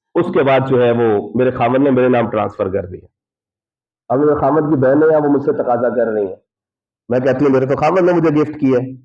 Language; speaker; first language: Urdu; non-native, local second language; Punjabi